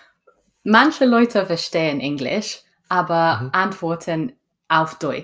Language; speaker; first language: German; non-native, learner; English